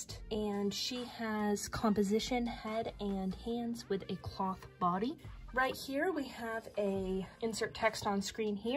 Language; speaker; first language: English; native; English